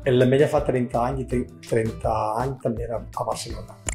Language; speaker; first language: Catalan; non-native, local second language; Spanish